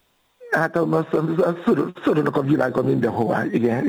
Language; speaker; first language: Hungarian; non-native, fluent; Yoruba